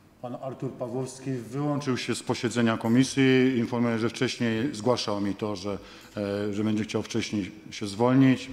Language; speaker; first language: Polish; native; Polish